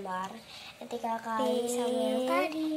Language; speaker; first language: Indonesian; native; Indonesian